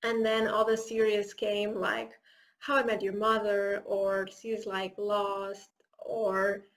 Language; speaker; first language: English; non-native, fluent; Catalan